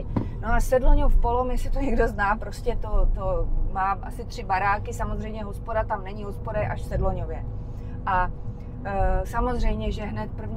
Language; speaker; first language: Czech; native; Czech